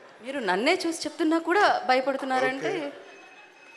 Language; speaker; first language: Telugu; native; Telugu